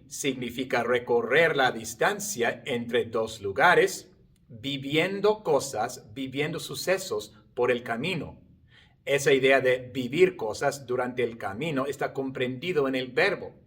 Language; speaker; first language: Spanish; non-native, fluent; English